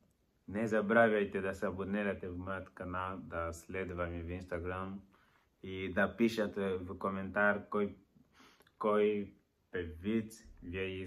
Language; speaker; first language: Bulgarian; non-native, learner; Portuguese